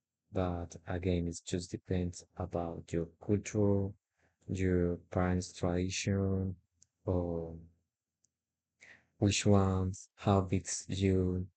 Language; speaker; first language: English; non-native, learner; Spanish